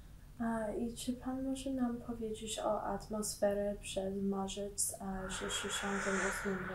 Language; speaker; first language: Polish; early bilingual, heritage; Polish